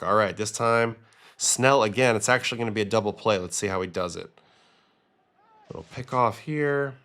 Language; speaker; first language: English; native; English